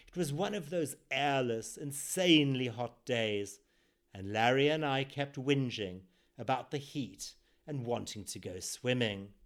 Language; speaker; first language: English; native; English